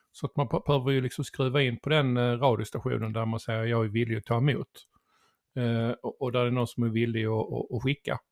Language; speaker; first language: Swedish; native; Swedish